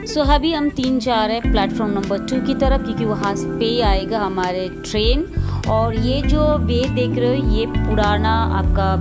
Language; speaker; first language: Hindi; non-native, local second language; Marathi